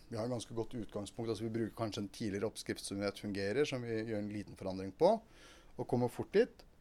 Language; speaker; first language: Norwegian; native; Norwegian